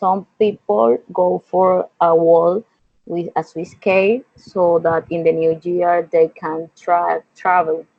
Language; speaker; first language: English; non-native, learner; Spanish